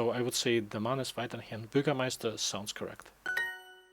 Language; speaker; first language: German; non-native, learner; English